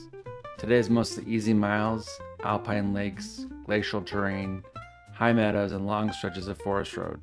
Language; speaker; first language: English; native; English